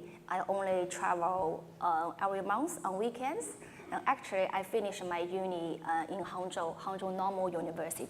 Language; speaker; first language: English; non-native, fluent; Chinese